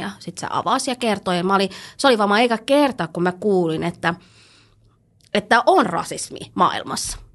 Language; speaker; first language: Finnish; early bilingual, other home language; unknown